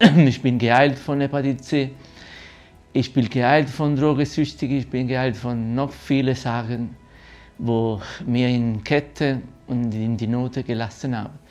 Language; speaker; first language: German; non-native, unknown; Italian